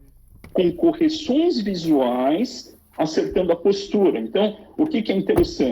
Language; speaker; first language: Portuguese; native; Portuguese